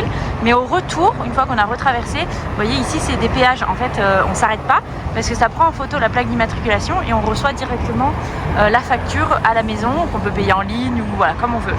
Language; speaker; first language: French; native; French